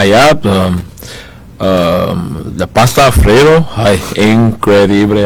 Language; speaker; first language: Spanish; non-native, learner; English